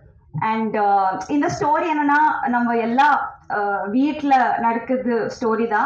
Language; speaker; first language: Tamil; non-native, learner; Telugu